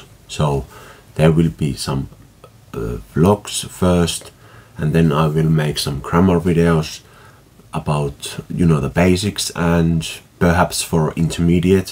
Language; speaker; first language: English; non-native, fluent; Finnish